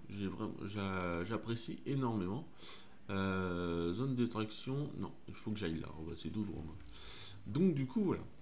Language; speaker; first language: French; native; French